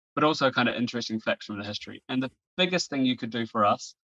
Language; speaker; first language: English; native; English